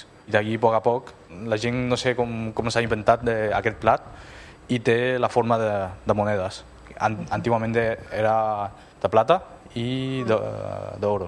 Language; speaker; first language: Catalan; non-native, fluent; Chinese